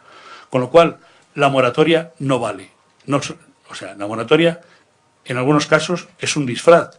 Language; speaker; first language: Spanish; native; Spanish